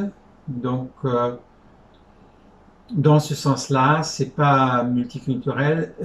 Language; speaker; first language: French; non-native, fluent; Hungarian